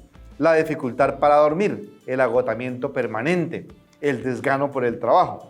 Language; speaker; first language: Spanish; native; Spanish